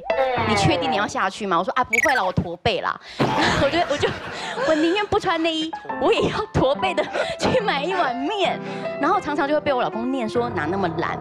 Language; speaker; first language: Chinese; native; Chinese